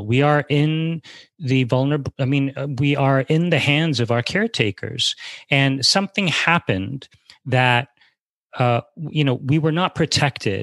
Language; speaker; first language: English; native; English